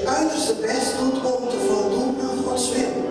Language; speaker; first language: Dutch; non-native, local second language; Papiamento